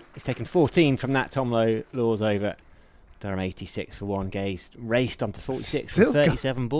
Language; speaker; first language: English; native; English